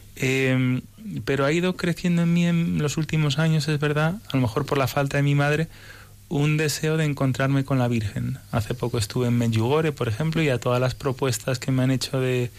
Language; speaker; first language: Spanish; early bilingual, other home language; English